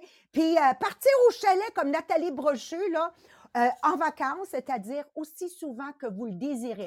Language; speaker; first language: French; native; French